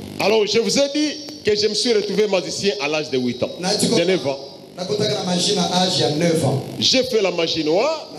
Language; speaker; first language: French; non-native, local second language; Lingala